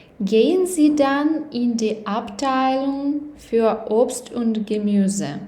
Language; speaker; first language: German; non-native, fluent; Ukrainian